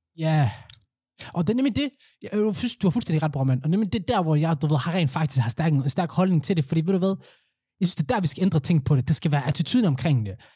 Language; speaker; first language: Danish; early bilingual, other home language; Somali